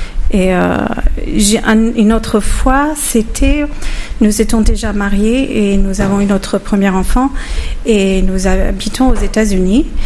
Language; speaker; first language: French; non-native, fluent; Spanish